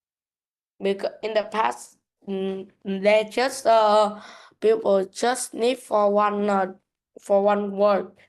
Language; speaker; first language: English; non-native, learner; Vietnamese